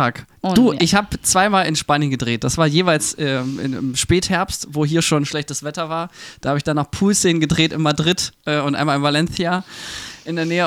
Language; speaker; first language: German; native; German